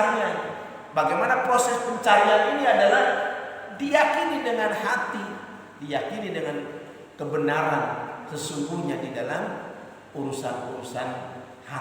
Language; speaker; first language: Indonesian; native; Indonesian